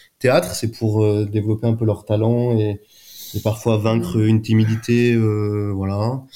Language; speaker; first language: French; native; French